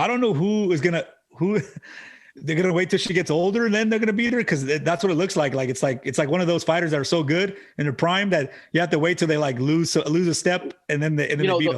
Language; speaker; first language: English; native; English